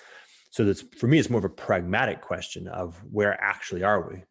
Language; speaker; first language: English; native; English